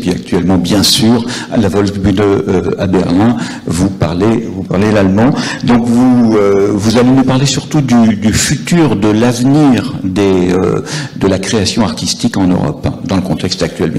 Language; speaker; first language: French; native; French